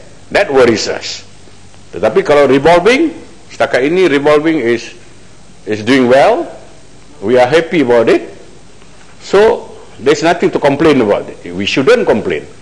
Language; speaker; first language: English; non-native, local second language; Malay